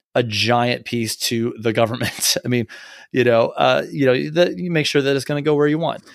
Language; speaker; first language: English; native; English